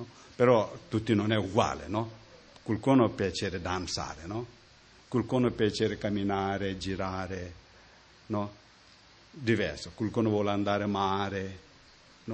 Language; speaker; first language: Italian; non-native, learner; Tibetan